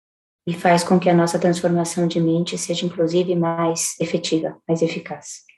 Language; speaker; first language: Portuguese; native; Portuguese